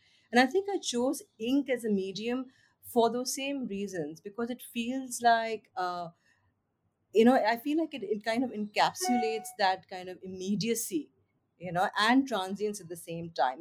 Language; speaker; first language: English; non-native, local second language; Hindi